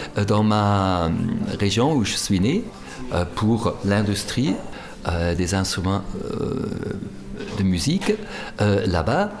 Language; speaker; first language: French; non-native, fluent; German